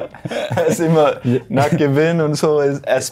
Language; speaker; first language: German; non-native, learner; Danish